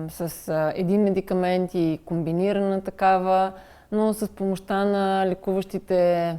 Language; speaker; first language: Bulgarian; native; Bulgarian